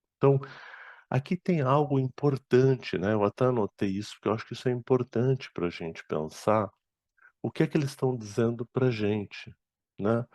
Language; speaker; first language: Portuguese; non-native, fluent; Arabic